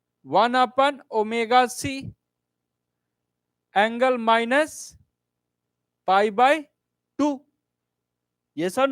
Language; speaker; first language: English; non-native, local second language; Hindi